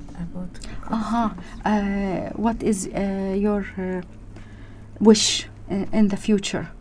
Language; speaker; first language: English; non-native, learner; Arabic